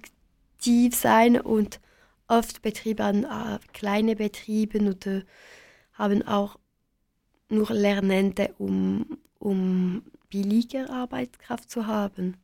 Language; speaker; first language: German; non-native, local second language; French